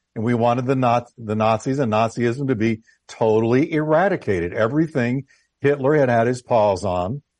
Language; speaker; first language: English; native; English